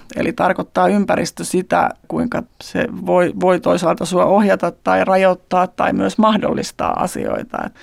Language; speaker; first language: Finnish; native; Finnish